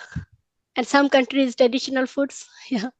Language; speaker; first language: English; non-native, learner; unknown